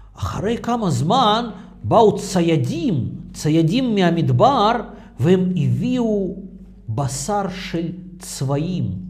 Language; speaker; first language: Hebrew; non-native, fluent; Russian